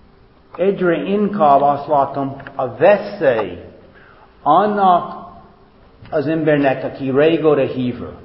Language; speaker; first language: Hungarian; non-native, fluent; English